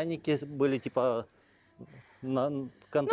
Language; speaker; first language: Russian; native; Russian